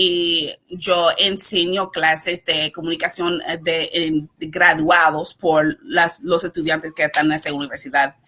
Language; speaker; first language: Spanish; non-native, learner; English